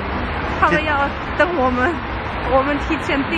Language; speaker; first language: Chinese; non-native, learner; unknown